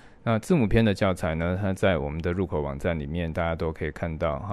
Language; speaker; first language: Chinese; native; Chinese